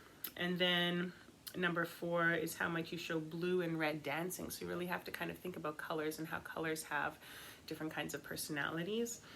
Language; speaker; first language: English; native; English